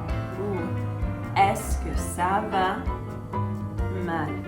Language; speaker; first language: French; non-native, fluent; English